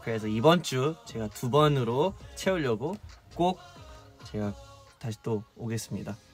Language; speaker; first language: Korean; early bilingual, heritage; Korean